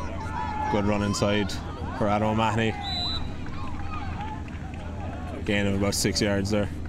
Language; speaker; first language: English; native; English